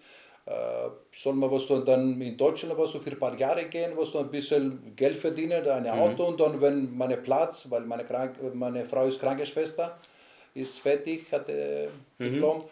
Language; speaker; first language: German; non-native, learner; Greek